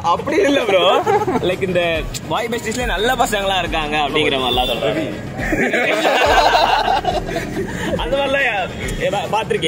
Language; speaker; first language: Tamil; native; Tamil